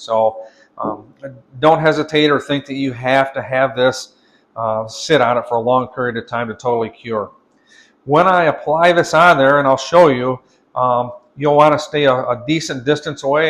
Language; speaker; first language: English; native; English